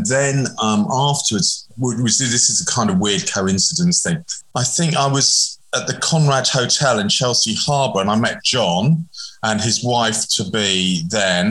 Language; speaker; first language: English; native; English